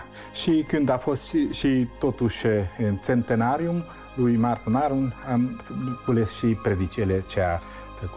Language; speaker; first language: Romanian; non-native, local second language; Hungarian